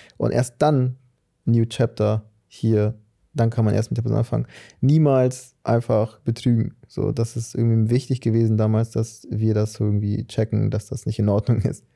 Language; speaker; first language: German; early bilingual, other home language; Portuguese